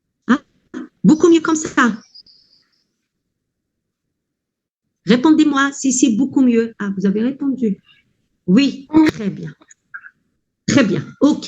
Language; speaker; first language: French; non-native, local second language; Arabic